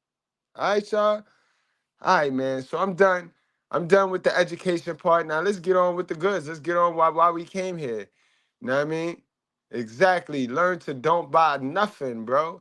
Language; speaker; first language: English; native; English